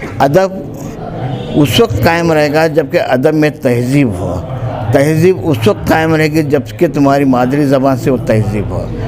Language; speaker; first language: Urdu; native; Urdu